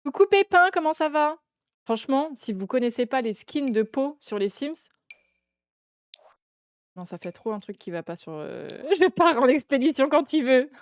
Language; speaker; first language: French; native; French